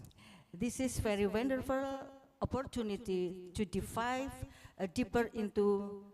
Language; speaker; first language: English; non-native, fluent; Indonesian